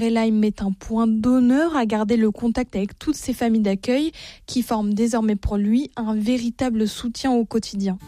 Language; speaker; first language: French; native; French